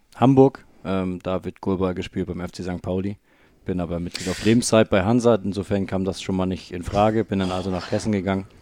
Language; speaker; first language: German; native; German